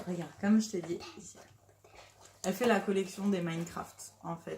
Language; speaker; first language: French; native; French